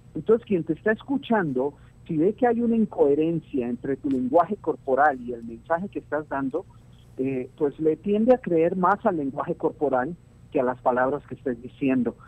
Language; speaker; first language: Spanish; native; Spanish